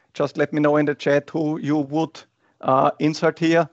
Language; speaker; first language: English; non-native, fluent; German